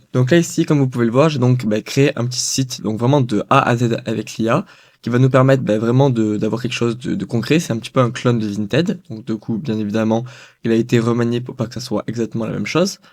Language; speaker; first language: French; native; French